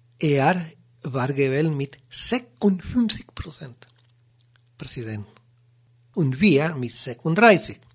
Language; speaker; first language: German; non-native, learner; Spanish